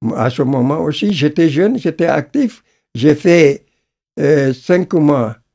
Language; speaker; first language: French; non-native, local second language; Wolof